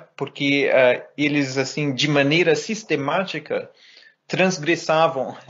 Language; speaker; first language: Portuguese; native; Portuguese